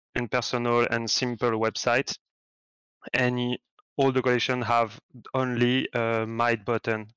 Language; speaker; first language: English; non-native, fluent; French